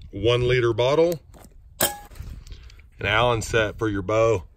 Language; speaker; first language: English; native; English